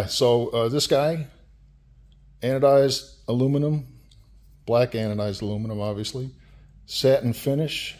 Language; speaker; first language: English; native; English